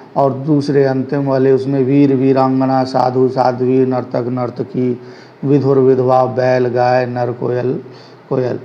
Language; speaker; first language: Hindi; native; Hindi